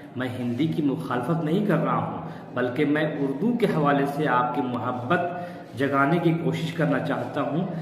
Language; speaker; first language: Urdu; native; Urdu